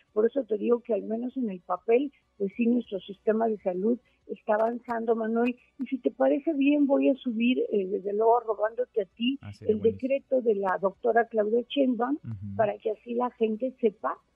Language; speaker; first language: Spanish; native; Spanish